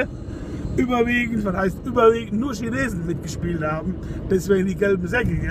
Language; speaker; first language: German; native; German